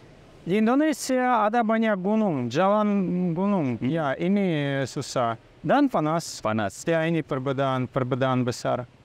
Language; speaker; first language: Indonesian; non-native, learner; Russian